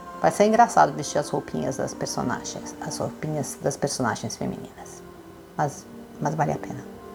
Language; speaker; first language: Portuguese; native; Portuguese